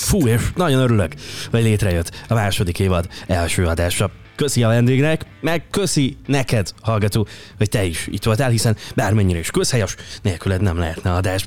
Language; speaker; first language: Hungarian; native; Hungarian